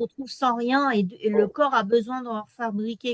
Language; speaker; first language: French; native; French